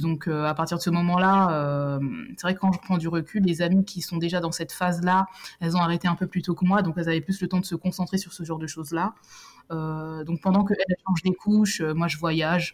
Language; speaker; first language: French; native; French